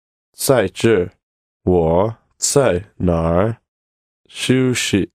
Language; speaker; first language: Chinese; non-native, learner; English